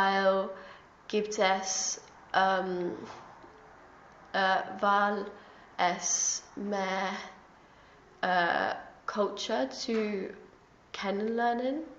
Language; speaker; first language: German; non-native, learner; English